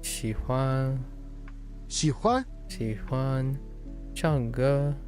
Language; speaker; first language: Chinese; non-native, learner; English